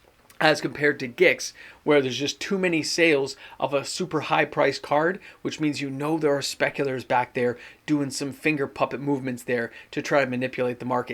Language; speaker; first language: English; native; English